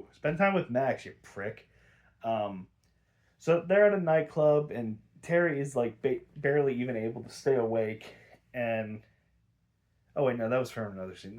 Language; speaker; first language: English; native; English